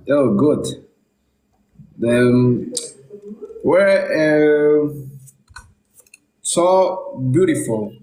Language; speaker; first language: English; non-native, learner; Spanish